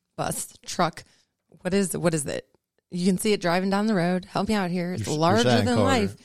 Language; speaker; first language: English; native; English